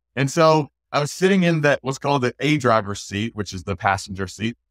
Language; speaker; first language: English; native; English